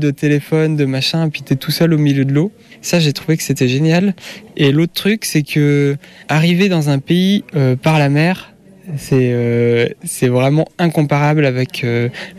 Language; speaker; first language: French; native; French